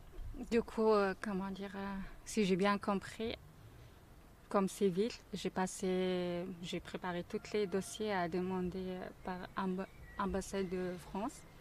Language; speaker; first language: French; non-native, learner; Mongolian